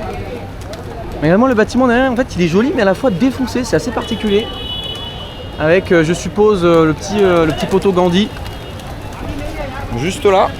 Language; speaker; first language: French; native; French